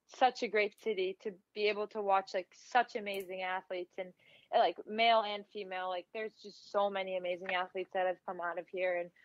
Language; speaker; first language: English; native; English